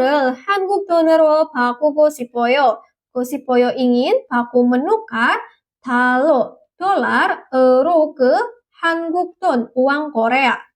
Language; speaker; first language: Korean; non-native, fluent; Indonesian